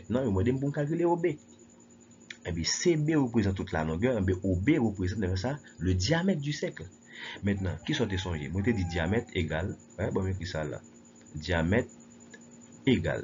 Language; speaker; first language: French; non-native, local second language; Haitian Creole